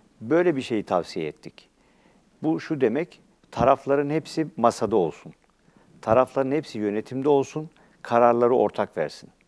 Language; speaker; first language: Turkish; native; Turkish